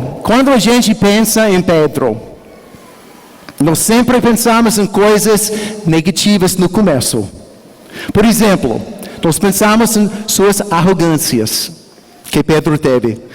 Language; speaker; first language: Portuguese; non-native, learner; English